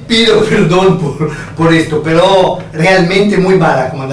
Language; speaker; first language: Spanish; non-native, fluent; Italian